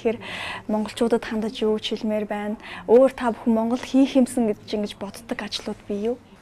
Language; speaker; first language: Mongolian; native; Mongolian